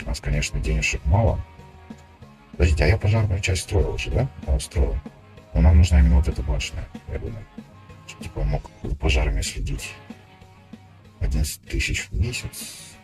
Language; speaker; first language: Russian; native; Russian